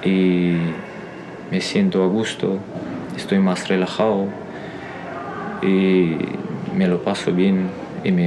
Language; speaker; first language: Spanish; non-native, fluent; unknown